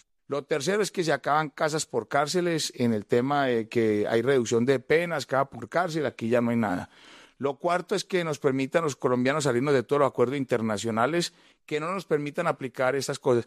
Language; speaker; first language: Spanish; native; Spanish